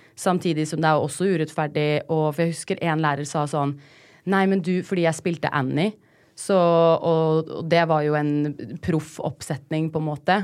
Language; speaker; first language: Norwegian; native; Norwegian